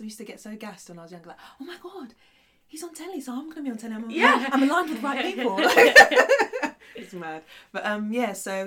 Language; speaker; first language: English; early bilingual, other home language; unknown